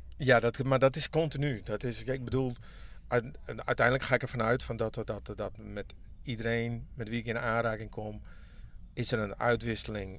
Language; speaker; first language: Dutch; non-native, local second language; Western Frisian